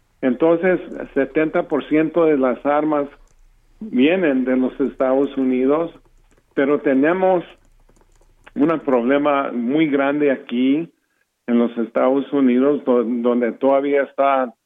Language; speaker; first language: Spanish; early bilingual, heritage; English